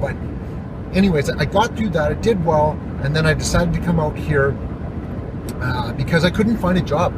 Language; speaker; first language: English; native; English